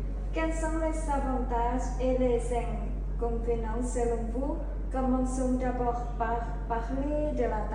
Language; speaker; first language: French; non-native, learner; Thai